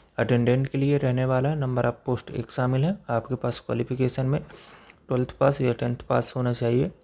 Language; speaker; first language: Hindi; native; Hindi